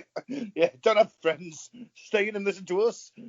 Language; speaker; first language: English; native; English